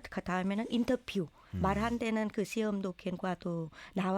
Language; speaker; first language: Korean; non-native, learner; Vietnamese